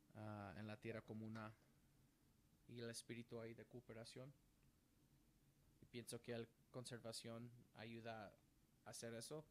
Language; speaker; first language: Spanish; non-native, learner; English